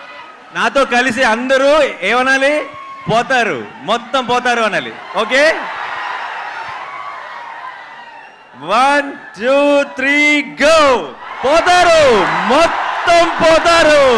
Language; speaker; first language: Telugu; native; Telugu